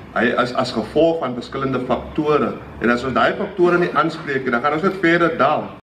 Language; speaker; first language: Afrikaans; native; Afrikaans